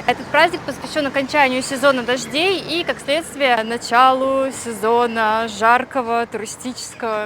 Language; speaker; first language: Russian; native; Russian